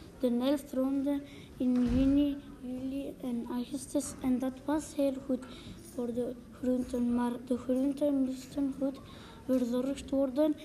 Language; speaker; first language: Dutch; non-native, local second language; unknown